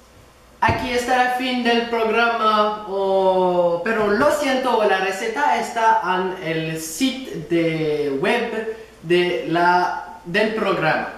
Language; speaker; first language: Spanish; non-native, learner; French